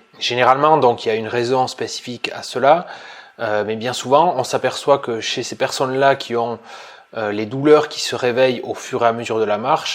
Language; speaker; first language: French; native; French